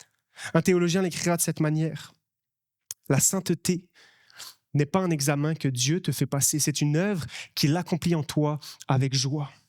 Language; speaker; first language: French; native; French